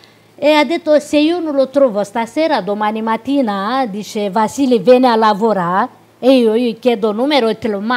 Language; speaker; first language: Italian; non-native, local second language; Romanian